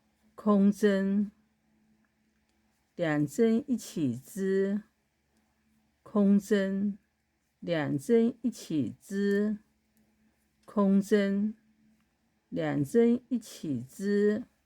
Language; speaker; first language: Chinese; native; Chinese